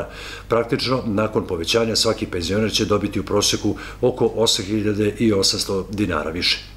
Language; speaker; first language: Serbian; native; Serbian